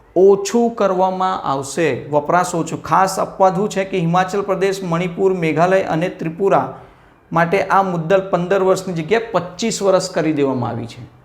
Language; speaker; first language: Gujarati; non-native, local second language; Hindi